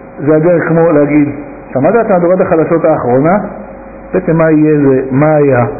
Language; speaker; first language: Hebrew; native; Hebrew